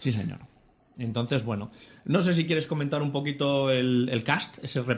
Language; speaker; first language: Spanish; native; Spanish